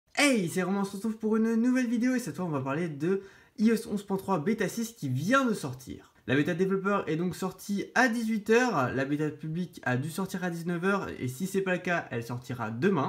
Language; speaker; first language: French; native; French